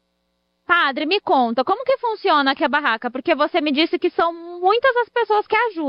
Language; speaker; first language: Portuguese; native; Portuguese